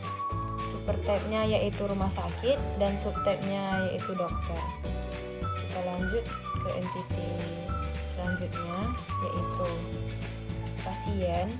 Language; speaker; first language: Indonesian; native; Indonesian